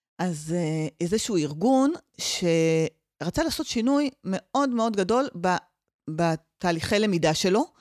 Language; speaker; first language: Hebrew; native; Hebrew